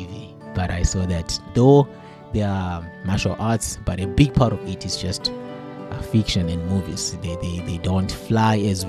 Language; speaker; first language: English; non-native, local second language; Shona